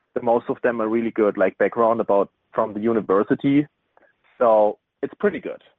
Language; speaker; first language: English; non-native, fluent; German